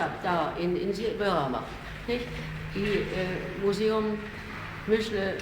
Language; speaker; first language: Polish; non-native, learner; German